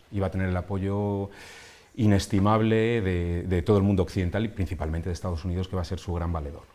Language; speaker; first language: Spanish; native; Spanish